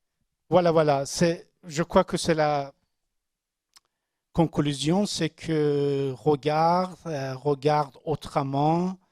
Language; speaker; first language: French; non-native, learner; Persian